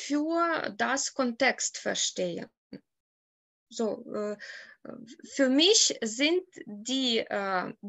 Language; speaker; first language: German; non-native, fluent; Ukrainian